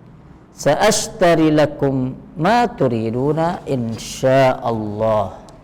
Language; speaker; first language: Arabic; non-native, fluent; Indonesian